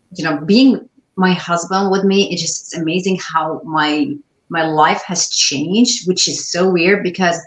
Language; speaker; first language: English; non-native, fluent; Arabic